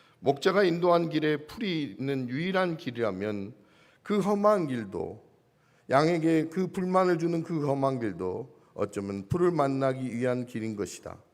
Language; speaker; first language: Korean; native; Korean